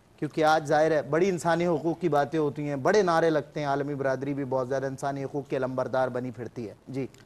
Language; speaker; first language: Urdu; native; Urdu